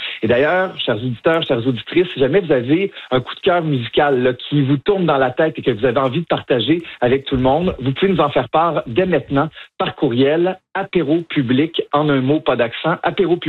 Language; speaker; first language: French; native; French